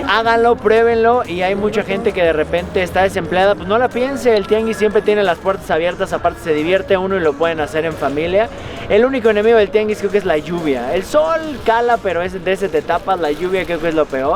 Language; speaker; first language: Spanish; native; Spanish